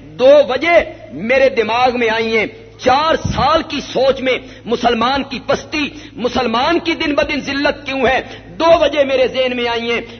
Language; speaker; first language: Urdu; non-native, local second language; Punjabi